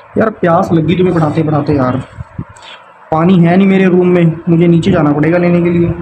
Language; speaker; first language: Hindi; native; Hindi